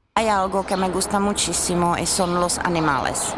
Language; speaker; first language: Spanish; non-native, fluent; Czech